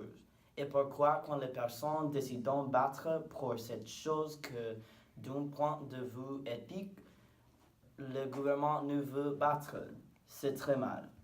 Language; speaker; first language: French; non-native, learner; English